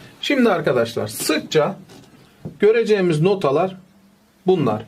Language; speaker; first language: Turkish; native; Turkish